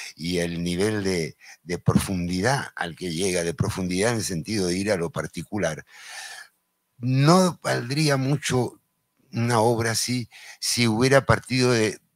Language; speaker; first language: Spanish; native; Spanish